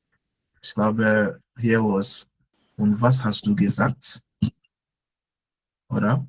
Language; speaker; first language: German; non-native, fluent; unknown